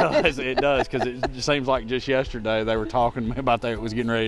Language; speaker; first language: English; native; English